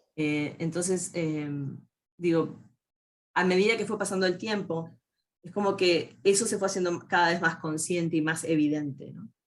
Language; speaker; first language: Spanish; native; Spanish